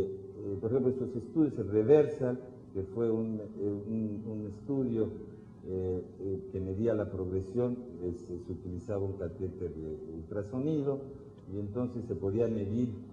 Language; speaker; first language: Spanish; native; Spanish